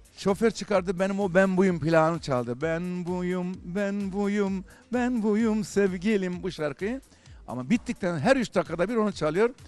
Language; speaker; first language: Turkish; native; Turkish